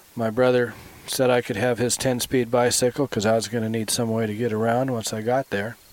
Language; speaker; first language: English; native; English